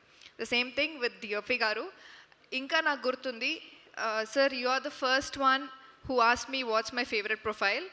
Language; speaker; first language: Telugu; non-native, fluent; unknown